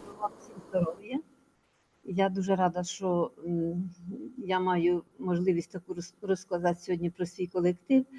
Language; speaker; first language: Ukrainian; native; Ukrainian